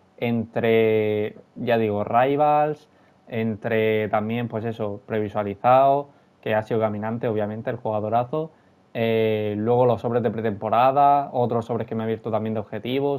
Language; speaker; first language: Spanish; native; Spanish